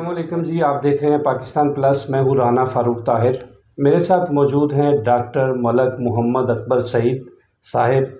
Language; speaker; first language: Urdu; non-native, local second language; Punjabi